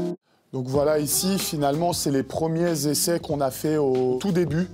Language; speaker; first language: French; native; French